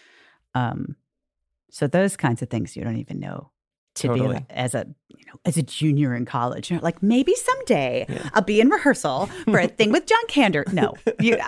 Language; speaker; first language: English; native; English